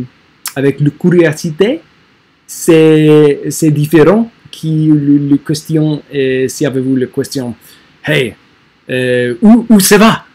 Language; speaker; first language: French; non-native, learner; English